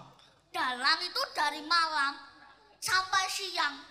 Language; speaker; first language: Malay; non-native, local second language; Javanese